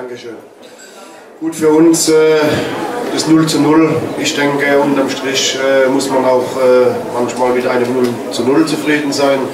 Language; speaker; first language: German; native; German